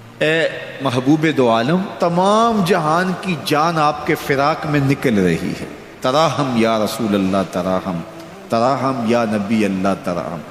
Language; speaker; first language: Urdu; non-native, local second language; Punjabi